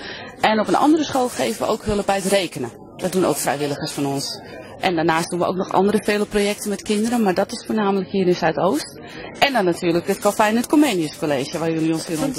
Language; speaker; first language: Dutch; native; Dutch